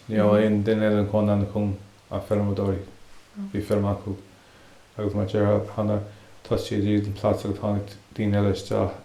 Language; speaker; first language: Irish; native; Irish